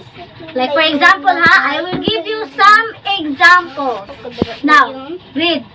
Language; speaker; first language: English; non-native, local second language; Cebuano